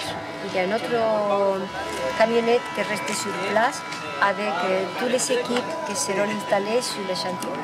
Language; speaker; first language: French; non-native, fluent; Spanish